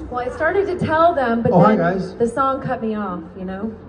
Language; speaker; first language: English; native; English